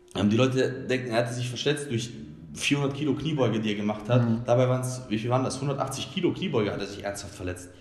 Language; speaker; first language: German; early bilingual, other home language; Bosnian